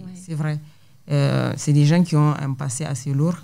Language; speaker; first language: French; non-native, local second language; Hausa